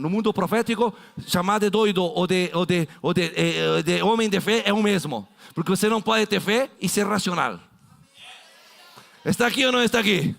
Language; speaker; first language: Portuguese; non-native, fluent; Spanish